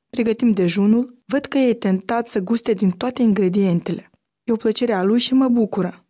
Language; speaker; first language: Romanian; native; Romanian